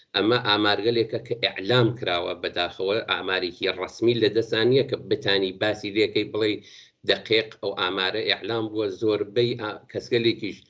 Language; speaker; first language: Central Kurdish; non-native, local second language; Southern Kurdish